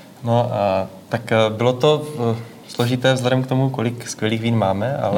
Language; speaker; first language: Czech; native; Czech